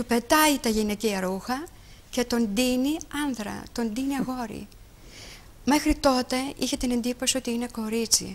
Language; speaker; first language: Greek; native; Greek